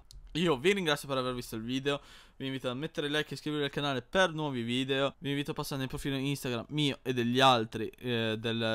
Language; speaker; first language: Italian; native; Italian